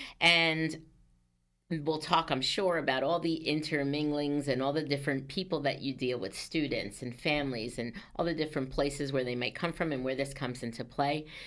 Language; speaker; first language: English; native; English